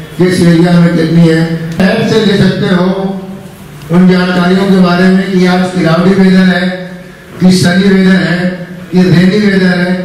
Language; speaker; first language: Hindi; native; Hindi